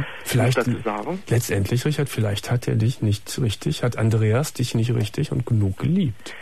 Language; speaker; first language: German; native; German